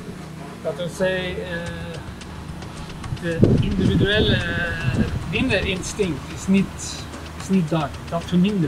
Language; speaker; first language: Dutch; non-native, fluent; Norwegian